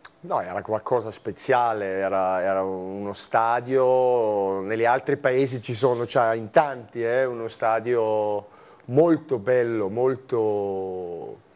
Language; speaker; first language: Italian; non-native, fluent; German